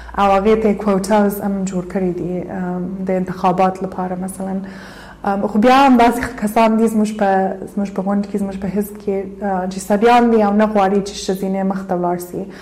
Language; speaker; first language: Pashto; early bilingual, heritage; Pashto